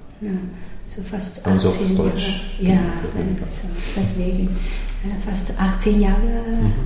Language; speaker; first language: German; non-native, learner; Chinese